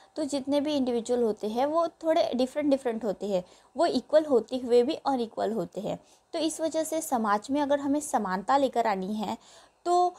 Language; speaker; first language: Hindi; non-native, local second language; Marathi